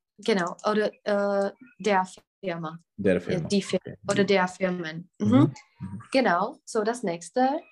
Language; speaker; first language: German; non-native, fluent; Czech